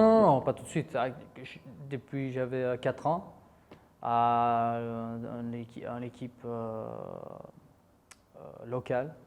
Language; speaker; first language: French; non-native, fluent; Dutch